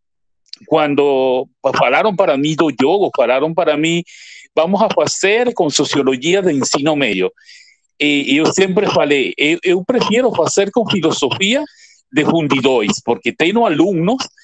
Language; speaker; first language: Portuguese; non-native, fluent; Spanish